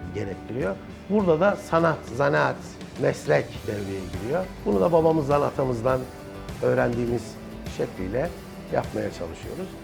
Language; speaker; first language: Turkish; native; Turkish